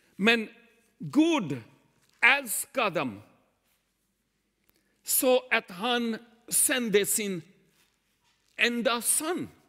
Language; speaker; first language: Swedish; non-native, learner; Urdu